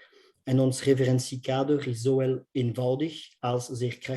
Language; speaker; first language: Dutch; non-native, local second language; French